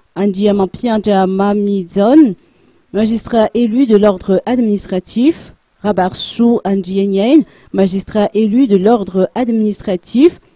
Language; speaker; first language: French; non-native, local second language; Malagasy